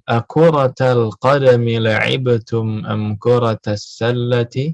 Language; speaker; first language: Arabic; non-native, fluent; Indonesian